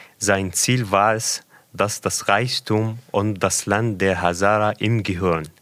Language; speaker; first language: German; non-native, fluent; Persian